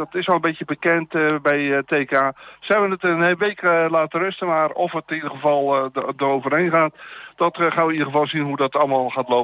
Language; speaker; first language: Dutch; native; Dutch